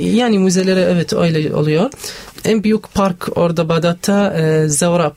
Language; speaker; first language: Turkish; non-native, learner; Arabic